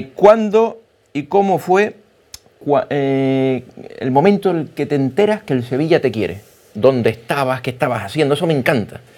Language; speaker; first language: Spanish; native; Spanish